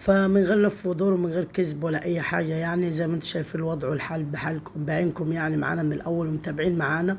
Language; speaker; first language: Arabic; native; Arabic